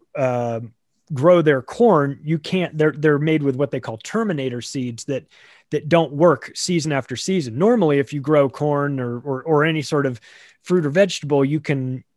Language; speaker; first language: English; native; English